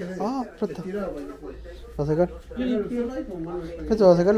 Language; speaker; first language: Spanish; native; Spanish